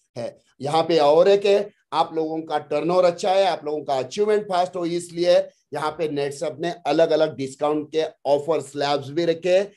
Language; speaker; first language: Hindi; non-native, local second language; Marathi